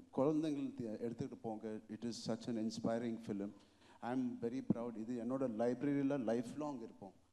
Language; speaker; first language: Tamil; non-native, local second language; Telugu